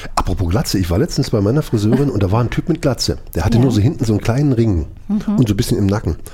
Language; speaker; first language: German; native; German